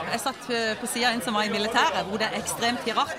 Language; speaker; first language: Norwegian; native; Norwegian